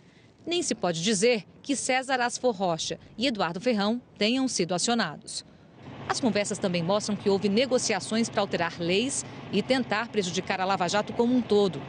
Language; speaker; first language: Portuguese; native; Portuguese